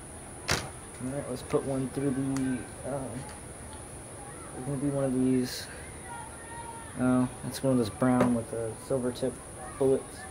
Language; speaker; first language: English; native; English